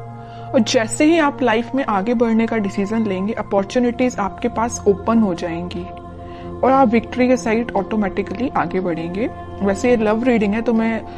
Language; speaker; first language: Hindi; native; Hindi